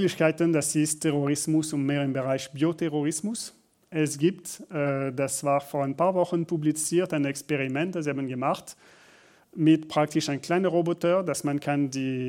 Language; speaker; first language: German; non-native, learner; French